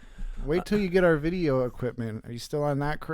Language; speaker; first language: English; native; English